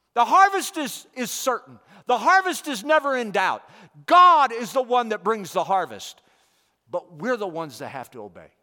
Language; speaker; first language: English; native; English